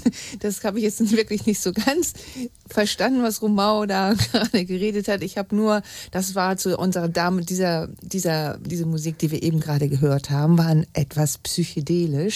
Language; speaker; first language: German; native; German